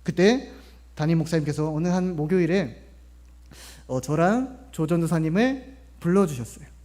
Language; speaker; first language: Korean; native; Korean